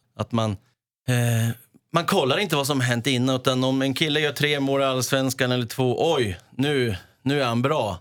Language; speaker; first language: Swedish; native; Swedish